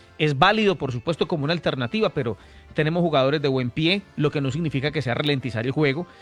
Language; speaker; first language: Spanish; native; Spanish